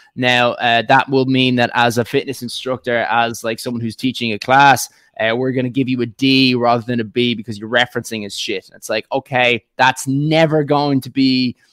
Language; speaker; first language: English; native; English